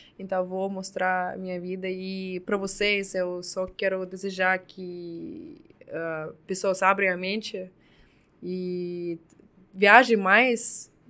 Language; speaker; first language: Portuguese; non-native, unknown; Russian